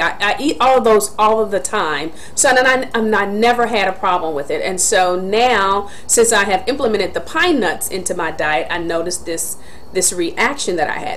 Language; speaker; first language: English; native; English